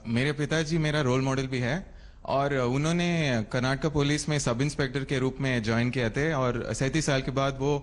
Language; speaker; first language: Hindi; non-native, local second language; Kannada